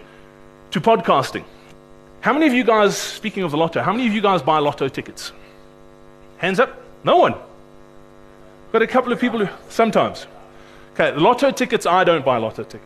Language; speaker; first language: English; native; English